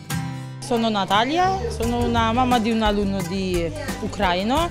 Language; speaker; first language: Italian; non-native, fluent; Ukrainian